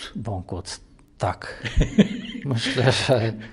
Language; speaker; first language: Polish; non-native, fluent; Romanian